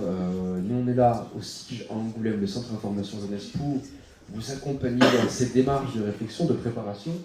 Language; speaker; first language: French; native; French